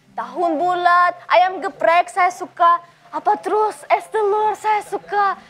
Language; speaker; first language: Indonesian; non-native, learner; German